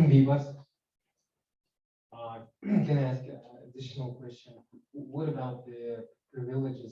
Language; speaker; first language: English; non-native, fluent; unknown